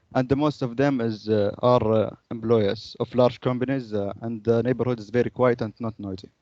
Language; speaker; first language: English; non-native, learner; Arabic